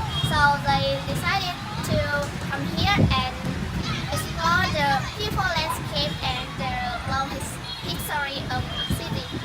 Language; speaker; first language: English; non-native, learner; Vietnamese